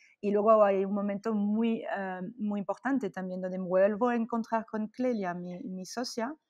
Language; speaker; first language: Spanish; non-native, fluent; French